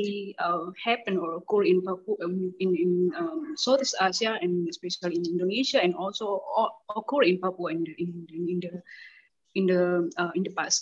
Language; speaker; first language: English; non-native, learner; Indonesian